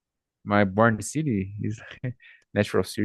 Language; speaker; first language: English; non-native, learner; Portuguese